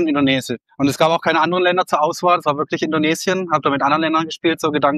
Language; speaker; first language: German; native; German